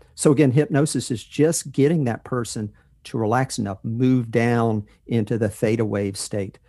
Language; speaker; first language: English; native; English